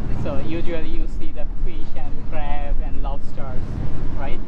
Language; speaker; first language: English; non-native, local second language; Bangla